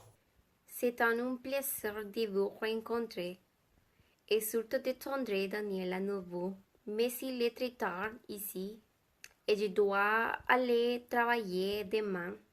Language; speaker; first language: French; non-native, learner; Spanish